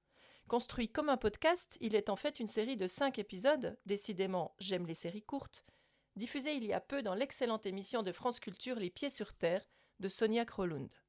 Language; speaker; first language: French; native; French